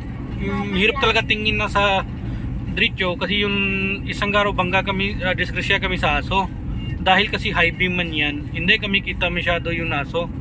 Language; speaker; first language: Filipino; non-native, learner; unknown